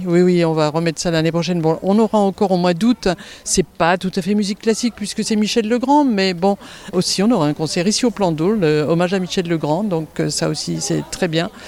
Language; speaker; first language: French; native; French